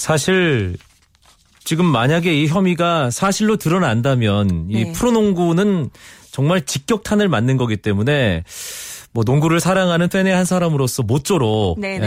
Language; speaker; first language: Korean; native; Korean